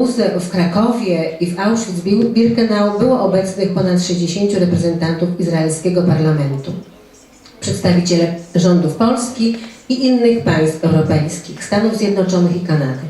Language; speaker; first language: Polish; native; Polish